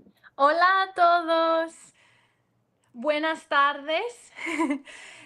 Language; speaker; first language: Spanish; non-native, fluent; Greek